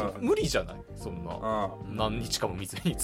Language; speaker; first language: Japanese; native; Japanese